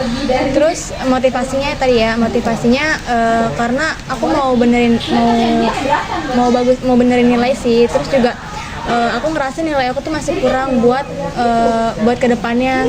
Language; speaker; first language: Indonesian; native; Indonesian